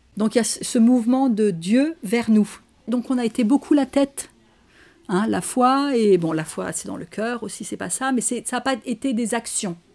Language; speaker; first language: French; non-native, fluent; Danish